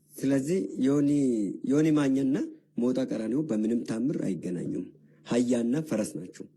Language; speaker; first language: Amharic; non-native, local second language; Oromo